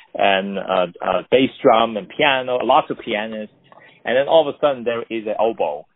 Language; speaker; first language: English; non-native, local second language; Cantonese